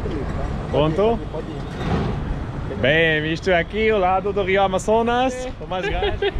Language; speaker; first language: Portuguese; non-native, learner; French